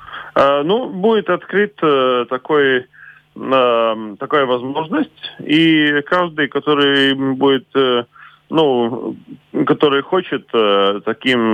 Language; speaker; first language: Russian; non-native, local second language; Latvian